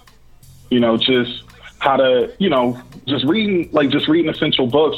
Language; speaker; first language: English; native; English